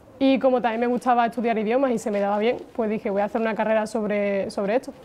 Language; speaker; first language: Spanish; native; Spanish